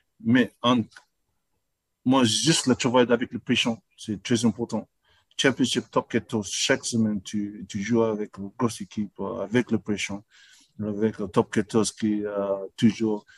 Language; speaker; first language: French; non-native, learner; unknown